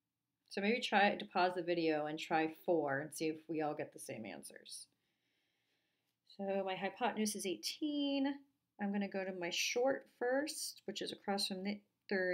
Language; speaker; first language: English; native; English